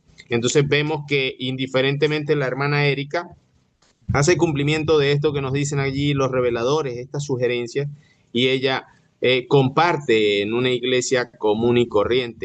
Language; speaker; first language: Spanish; native; Spanish